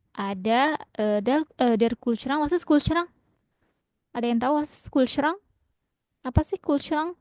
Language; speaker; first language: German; non-native, fluent; Indonesian